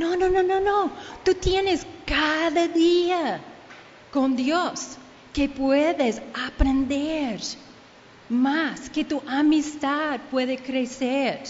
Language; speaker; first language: Spanish; early bilingual, heritage; Spanish